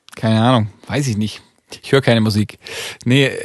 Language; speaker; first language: German; native; German